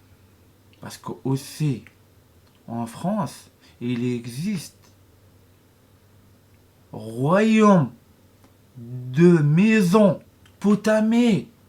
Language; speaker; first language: French; non-native, learner; Arabic